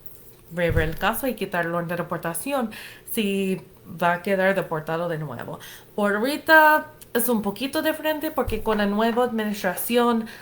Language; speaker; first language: Spanish; non-native, fluent; English